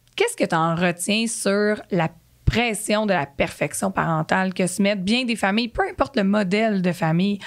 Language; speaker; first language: French; native; French